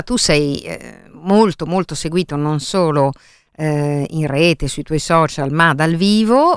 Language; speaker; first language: Italian; native; Italian